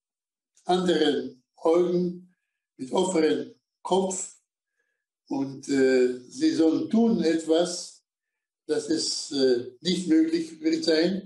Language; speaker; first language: German; non-native, fluent; Slovak